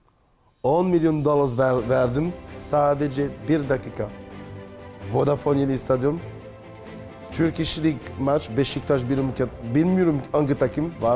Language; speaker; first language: Turkish; non-native, learner; French